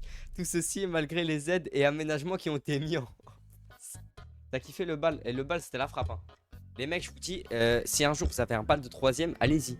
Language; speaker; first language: French; native; French